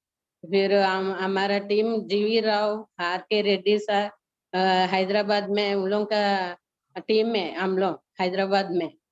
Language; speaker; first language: Hindi; non-native, local second language; Telugu